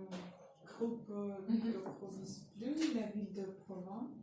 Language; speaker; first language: French; non-native, learner; Russian